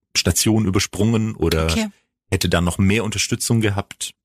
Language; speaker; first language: German; non-native, fluent; Greek